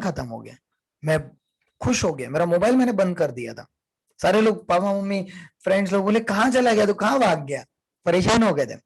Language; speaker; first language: Hindi; native; Hindi